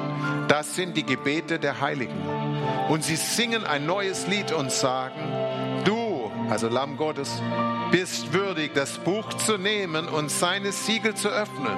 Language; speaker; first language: German; native; German